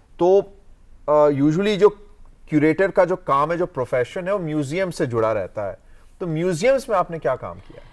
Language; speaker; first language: Hindi; native; Hindi